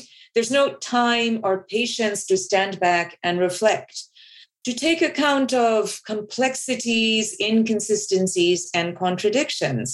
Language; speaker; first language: English; non-native, local second language; Bangla